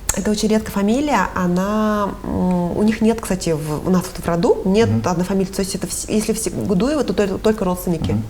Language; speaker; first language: Russian; native; Russian